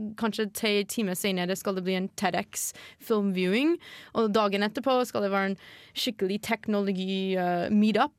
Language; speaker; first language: Norwegian; non-native, fluent; English